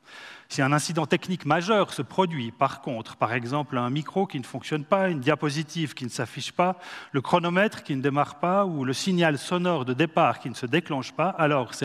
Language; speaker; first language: French; native; French